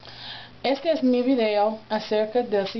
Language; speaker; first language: Spanish; non-native, learner; English